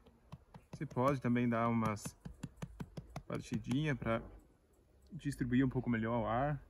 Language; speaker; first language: Portuguese; non-native, fluent; German